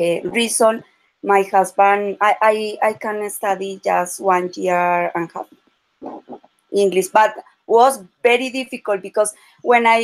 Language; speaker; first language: English; non-native, learner; Spanish